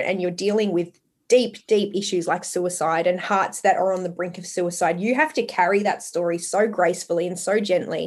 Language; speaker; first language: English; native; English